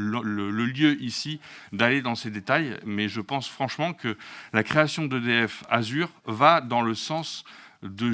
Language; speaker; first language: French; native; French